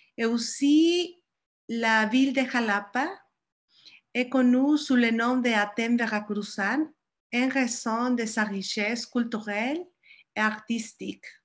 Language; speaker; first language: French; non-native, learner; Spanish